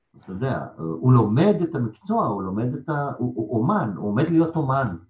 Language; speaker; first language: Hebrew; early bilingual, other home language; Russian